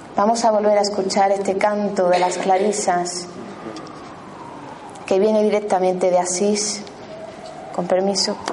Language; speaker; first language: Spanish; native; Spanish